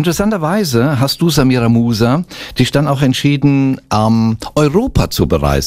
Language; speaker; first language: German; native; German